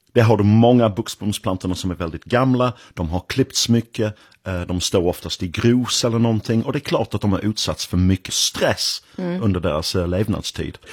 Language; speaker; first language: Swedish; non-native, fluent; English